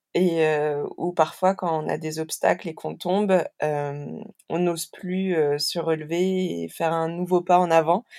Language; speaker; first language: French; native; French